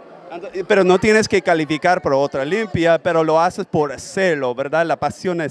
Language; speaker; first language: Spanish; non-native, fluent; English